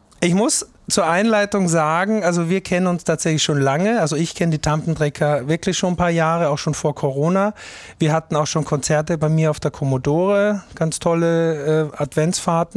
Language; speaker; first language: German; native; German